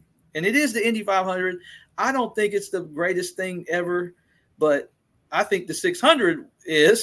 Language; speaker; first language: English; native; English